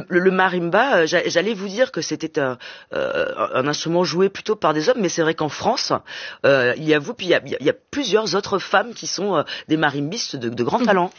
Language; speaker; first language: French; native; French